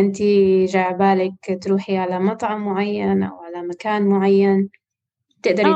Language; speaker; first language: Arabic; non-native, fluent; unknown